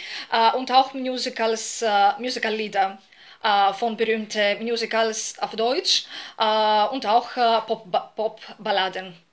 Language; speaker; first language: German; non-native, learner; Greek